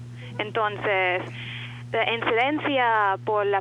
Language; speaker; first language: Spanish; non-native, learner; English